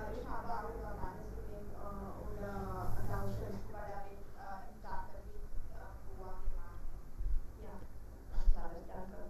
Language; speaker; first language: German; non-native, learner; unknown